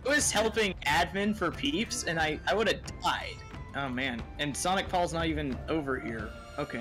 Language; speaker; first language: English; native; English